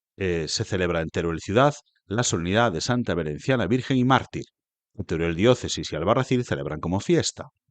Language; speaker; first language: Spanish; native; Spanish